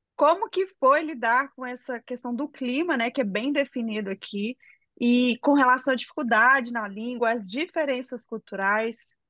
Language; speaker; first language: Portuguese; native; Portuguese